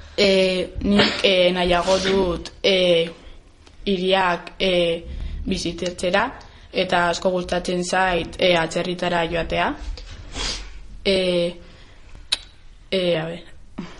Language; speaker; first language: Basque; non-native, learner; Spanish